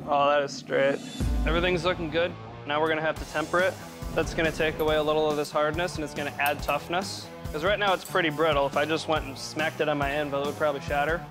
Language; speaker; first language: English; native; English